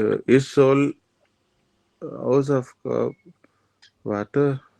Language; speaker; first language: German; non-native, learner; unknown